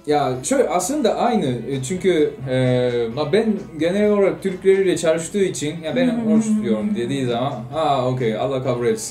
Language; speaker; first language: Turkish; non-native, fluent; Japanese